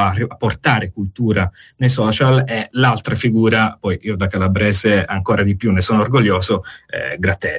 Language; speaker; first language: Italian; native; Italian